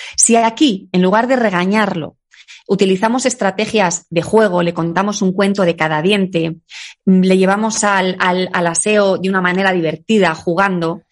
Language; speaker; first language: Spanish; native; Spanish